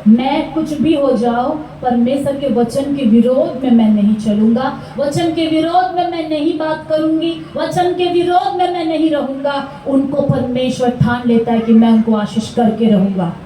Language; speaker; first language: Hindi; non-native, local second language; Telugu